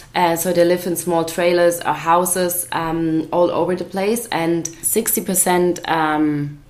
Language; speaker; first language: English; non-native, fluent; German